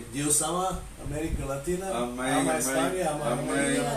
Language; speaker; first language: Spanish; non-native, fluent; Bulgarian